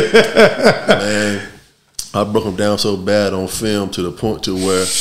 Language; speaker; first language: English; native; English